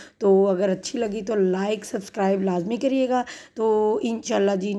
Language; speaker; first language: Urdu; native; Urdu